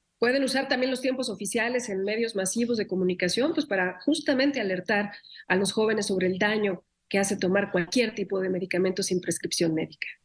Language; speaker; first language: Spanish; native; Spanish